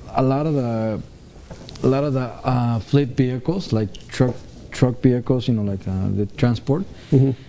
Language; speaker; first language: English; early bilingual, other home language; Spanish